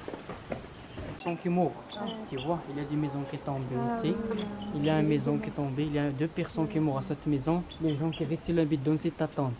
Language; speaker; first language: French; non-native, learner; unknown